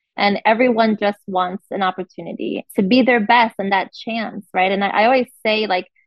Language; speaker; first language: English; non-native, fluent; Portuguese